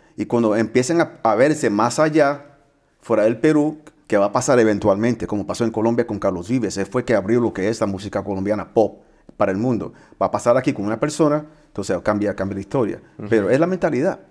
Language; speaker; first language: Spanish; early bilingual, heritage; Spanish